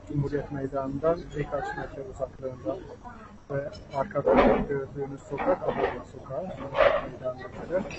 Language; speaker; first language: Turkish; non-native, fluent; Armenian